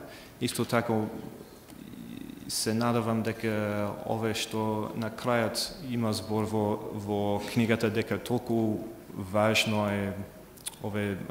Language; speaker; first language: Macedonian; non-native, fluent; English